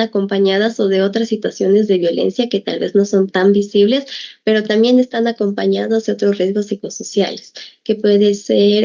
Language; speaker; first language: Spanish; native; Spanish